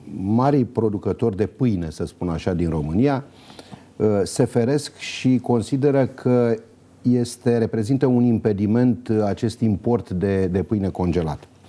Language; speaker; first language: Romanian; native; Romanian